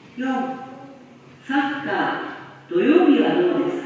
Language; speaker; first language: Japanese; non-native, learner; Indonesian